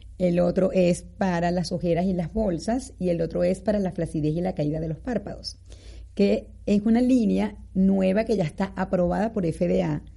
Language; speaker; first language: Spanish; native; Spanish